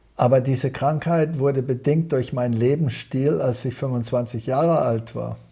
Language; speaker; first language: German; early bilingual, heritage; German